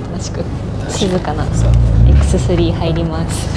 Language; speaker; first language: Japanese; native; Japanese